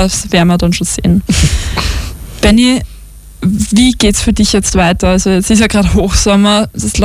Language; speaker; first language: German; native; German